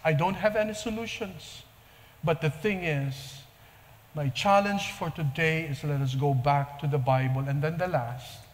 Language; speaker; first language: English; non-native, local second language; Filipino